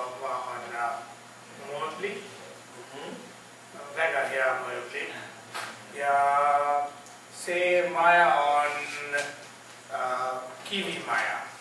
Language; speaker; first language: Estonian; non-native, learner; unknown